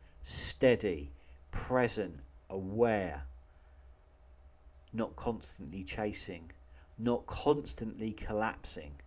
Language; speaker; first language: English; native; English